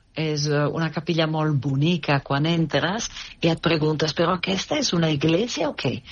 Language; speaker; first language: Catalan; non-native, fluent; Italian